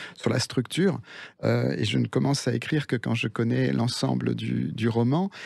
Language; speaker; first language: French; early bilingual, other home language; Spanish